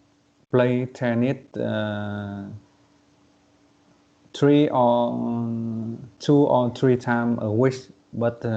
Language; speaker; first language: English; non-native, learner; Vietnamese